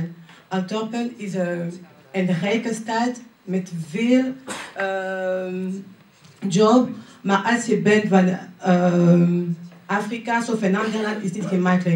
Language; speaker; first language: Dutch; non-native, learner; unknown